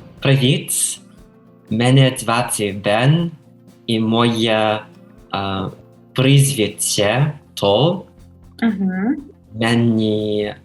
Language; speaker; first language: Ukrainian; non-native, learner; English